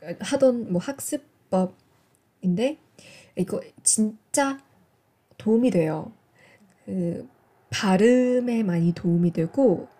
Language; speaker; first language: Korean; non-native, fluent; English